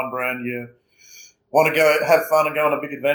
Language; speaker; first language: English; native; English